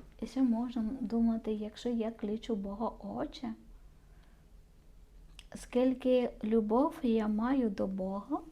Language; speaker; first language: Ukrainian; non-native, learner; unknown